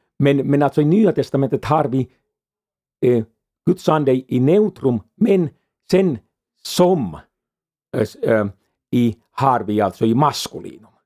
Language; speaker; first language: Swedish; non-native, fluent; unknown